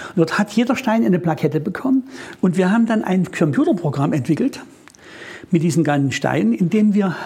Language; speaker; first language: German; native; German